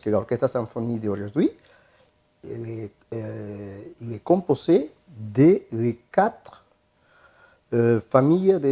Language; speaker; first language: French; non-native, fluent; Spanish